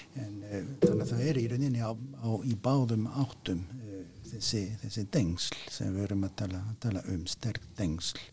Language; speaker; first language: Icelandic; non-native, fluent; French